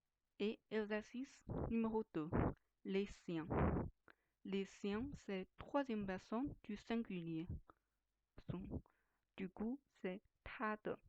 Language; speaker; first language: French; non-native, fluent; Chinese